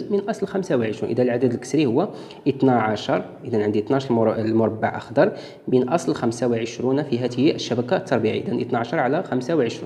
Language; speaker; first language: Arabic; native; Arabic